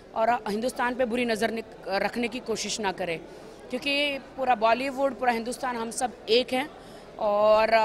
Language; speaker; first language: Hindi; native; Hindi